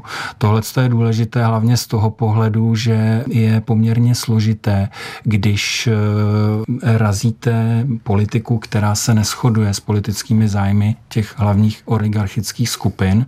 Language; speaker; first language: Czech; native; Czech